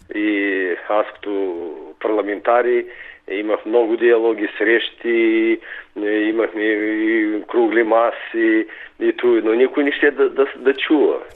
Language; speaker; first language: Bulgarian; early bilingual, heritage; Bulgarian